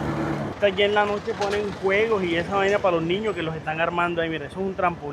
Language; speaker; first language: Spanish; native; Spanish